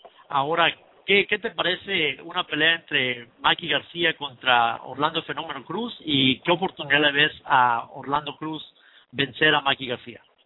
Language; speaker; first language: Spanish; native; Spanish